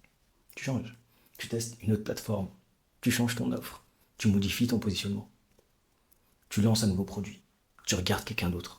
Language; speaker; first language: French; native; French